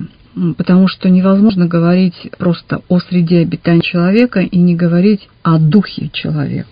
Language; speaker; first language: Russian; native; Russian